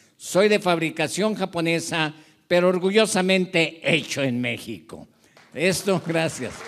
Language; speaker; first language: Spanish; early bilingual, other home language; Japanese